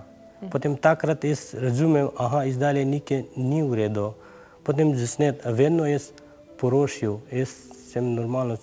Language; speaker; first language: Slovenian; non-native, learner; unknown